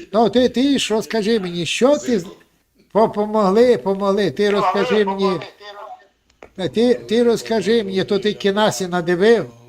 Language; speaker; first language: Ukrainian; native; Ukrainian